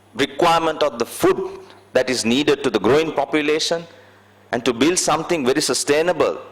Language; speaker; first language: English; non-native, local second language; Sinhala